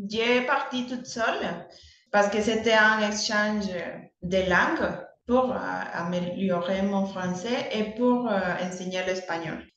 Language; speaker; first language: French; non-native, learner; Spanish